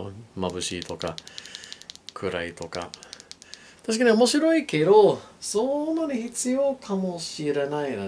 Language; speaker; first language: Japanese; non-native, learner; English